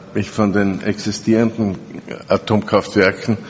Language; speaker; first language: German; native; German